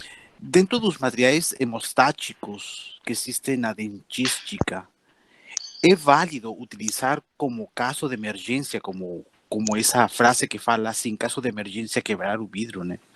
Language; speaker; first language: Portuguese; non-native, fluent; Spanish